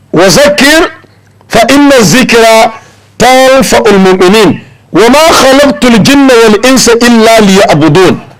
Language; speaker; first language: Arabic; non-native, fluent; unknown